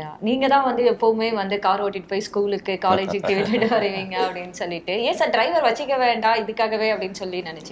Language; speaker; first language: Tamil; native; Tamil